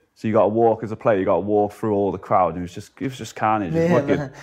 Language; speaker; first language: English; native; English